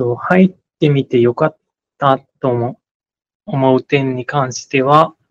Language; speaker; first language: Japanese; non-native, fluent; Nepali